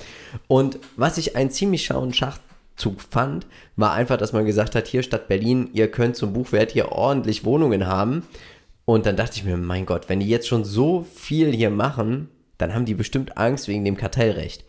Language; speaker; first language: German; native; German